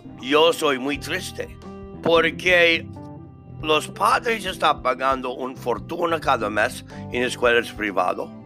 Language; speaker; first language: Spanish; non-native, learner; English